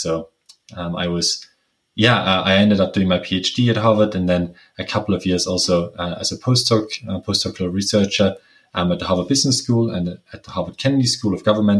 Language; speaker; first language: English; non-native, fluent; German